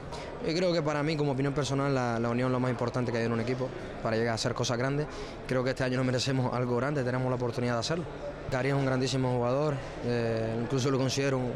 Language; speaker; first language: Spanish; native; Spanish